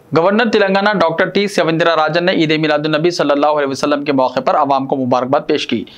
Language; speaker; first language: Urdu; native; Urdu